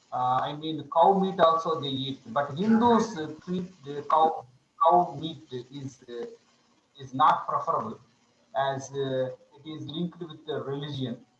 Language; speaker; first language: English; non-native, local second language; Telugu